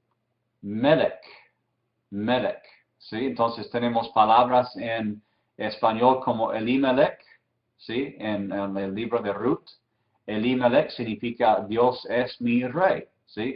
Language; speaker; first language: Spanish; non-native, fluent; English